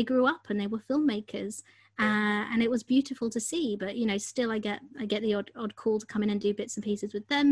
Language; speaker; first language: English; native; English